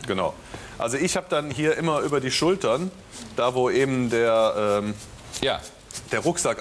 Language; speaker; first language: German; native; German